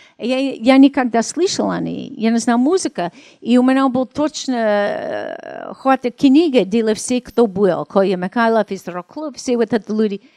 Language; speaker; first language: Russian; non-native, learner; English